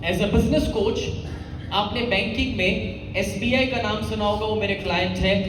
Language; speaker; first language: Hindi; non-native, local second language; Gujarati